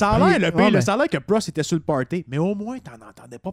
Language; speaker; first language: French; native; French